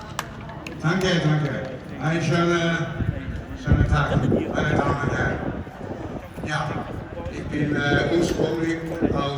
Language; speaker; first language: German; non-native, fluent; Cantonese